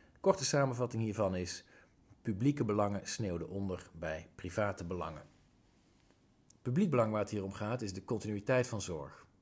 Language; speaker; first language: Dutch; native; Dutch